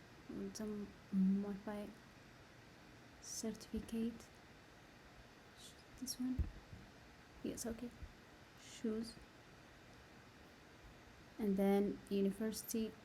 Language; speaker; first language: English; non-native, learner; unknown